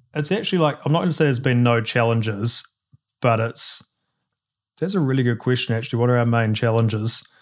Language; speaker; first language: English; native; English